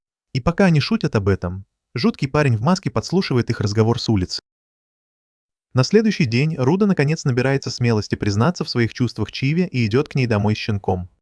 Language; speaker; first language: Russian; native; Russian